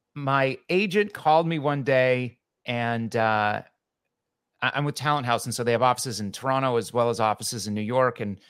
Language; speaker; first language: English; native; English